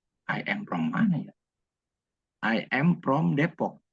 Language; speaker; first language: English; non-native, learner; Indonesian